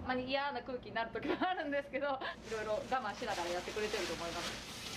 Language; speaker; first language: Japanese; native; Japanese